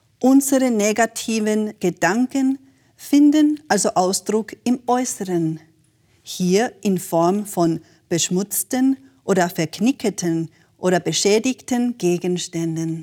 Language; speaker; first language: German; native; German